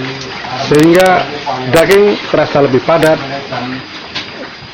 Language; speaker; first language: Indonesian; native; Indonesian